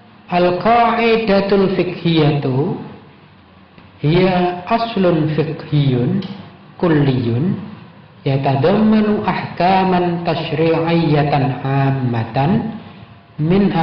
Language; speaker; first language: Arabic; non-native, fluent; Indonesian